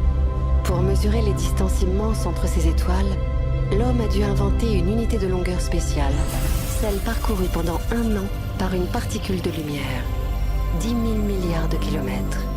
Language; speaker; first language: French; native; French